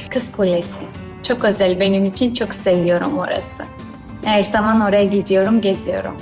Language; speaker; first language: Turkish; non-native, learner; Georgian